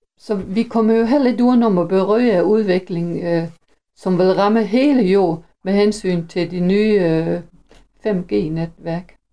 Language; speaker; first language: Danish; native; Danish